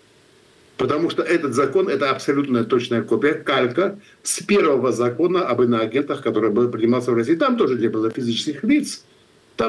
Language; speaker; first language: Russian; non-native, fluent; Georgian